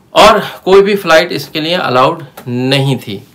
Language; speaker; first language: Hindi; native; Hindi